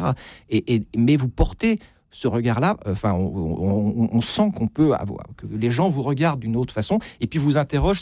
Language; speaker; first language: French; native; French